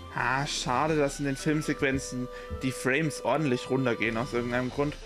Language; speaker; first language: German; native; German